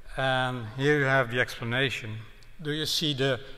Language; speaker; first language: English; non-native, fluent; Dutch